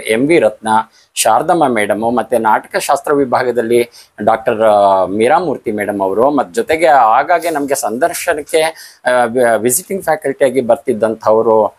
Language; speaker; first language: Kannada; native; Kannada